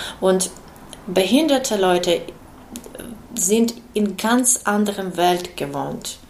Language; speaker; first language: German; non-native, learner; Ukrainian